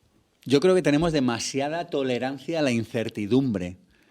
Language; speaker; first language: Spanish; native; Spanish